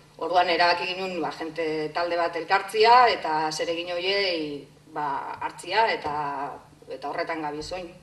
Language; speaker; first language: Basque; native; Basque